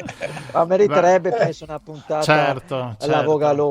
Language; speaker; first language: Italian; native; Italian